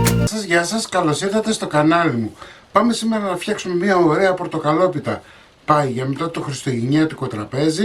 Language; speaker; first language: Greek; native; Greek